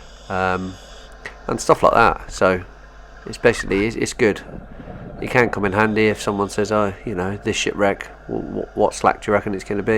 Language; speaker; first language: English; native; English